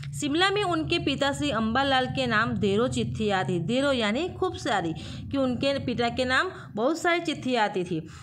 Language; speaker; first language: Hindi; non-native, local second language; Gujarati